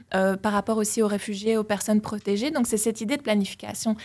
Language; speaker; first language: French; native; French